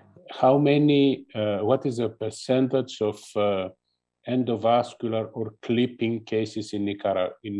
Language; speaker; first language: English; non-native, fluent; Greek